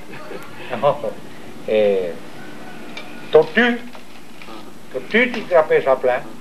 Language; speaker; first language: French; native; French